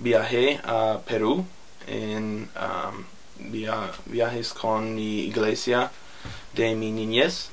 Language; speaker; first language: Spanish; non-native, learner; English